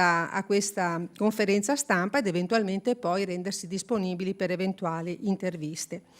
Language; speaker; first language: Italian; native; Italian